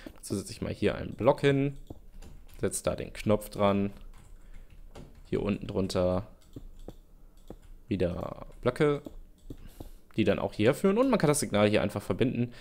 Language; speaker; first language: German; native; German